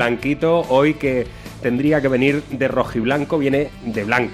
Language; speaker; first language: Spanish; native; Spanish